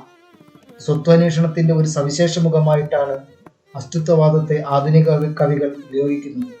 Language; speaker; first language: Malayalam; native; Malayalam